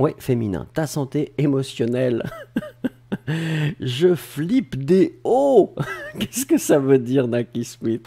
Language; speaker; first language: French; native; French